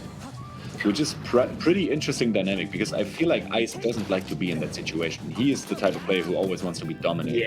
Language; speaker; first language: English; non-native, fluent; German